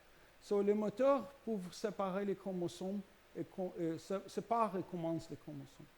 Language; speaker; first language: French; non-native, learner; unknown